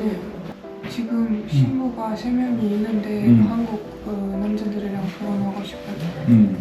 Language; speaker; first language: Korean; non-native, fluent; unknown